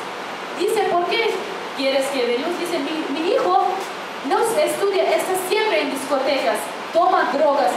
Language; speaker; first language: Spanish; non-native, fluent; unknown